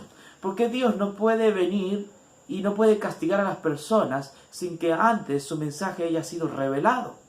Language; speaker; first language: Spanish; native; Spanish